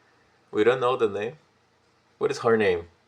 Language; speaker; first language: English; non-native, fluent; Portuguese